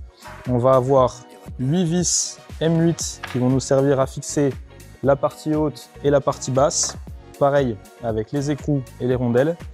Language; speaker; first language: French; native; French